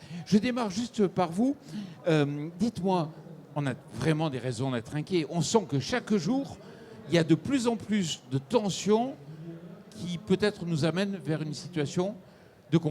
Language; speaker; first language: French; native; French